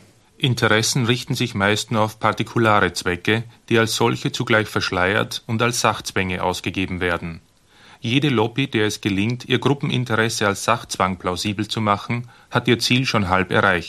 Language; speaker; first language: German; native; German